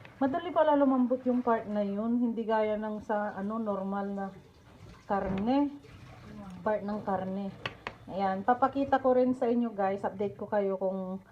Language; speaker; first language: Filipino; native; Filipino